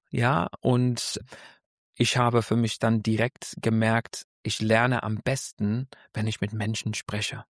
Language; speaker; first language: German; non-native, fluent; English